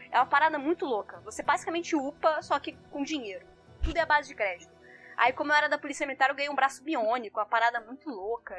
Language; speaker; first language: Portuguese; native; Portuguese